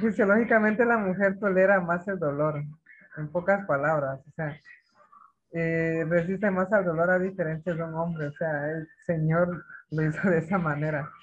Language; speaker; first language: Spanish; native; Spanish